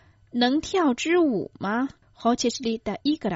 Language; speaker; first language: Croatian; non-native, fluent; Chinese